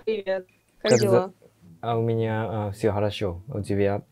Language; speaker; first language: Russian; non-native, learner; Japanese